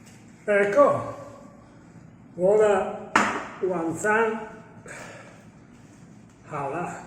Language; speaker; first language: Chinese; non-native, fluent; Italian